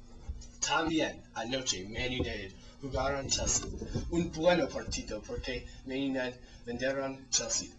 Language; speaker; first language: Spanish; non-native, learner; English